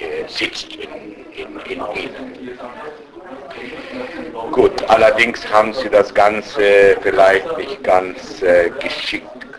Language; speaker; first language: German; non-native, fluent; Arabic